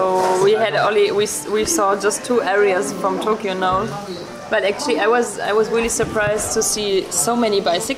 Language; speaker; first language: English; non-native, fluent; German